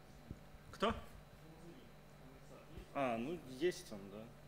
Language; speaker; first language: Russian; native; Russian